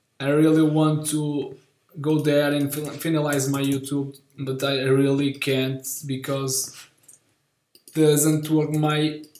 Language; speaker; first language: English; non-native, learner; Portuguese